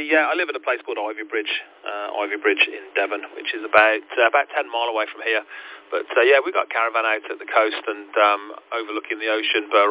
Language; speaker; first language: English; native; English